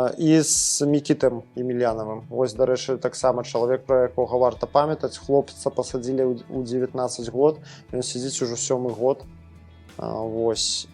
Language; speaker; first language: Belarusian; non-native, local second language; Russian